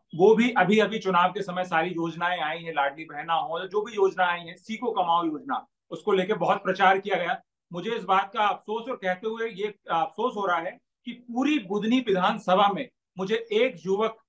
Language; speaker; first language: Hindi; native; Hindi